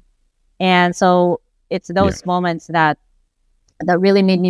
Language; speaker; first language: English; non-native, local second language; Filipino